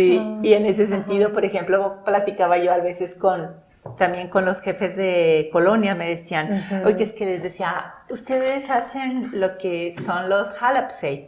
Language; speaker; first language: Spanish; non-native, local second language; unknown